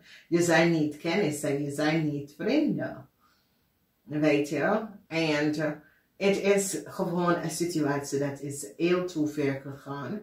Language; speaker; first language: Dutch; non-native, fluent; English